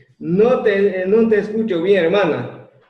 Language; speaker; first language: Spanish; non-native, local second language; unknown